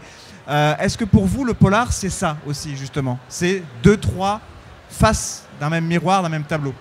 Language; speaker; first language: French; native; French